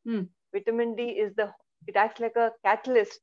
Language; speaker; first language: English; non-native, local second language; Kannada